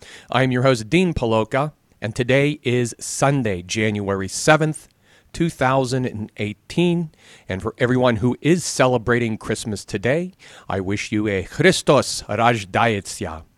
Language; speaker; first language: English; native; English